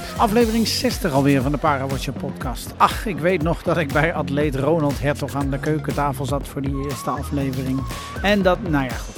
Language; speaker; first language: Dutch; native; Dutch